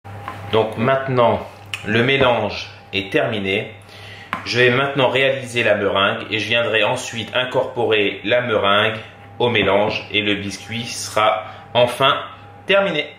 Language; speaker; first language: French; native; French